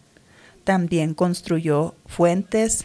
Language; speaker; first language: Spanish; native; Spanish